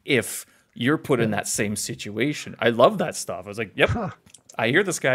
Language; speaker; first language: English; native; English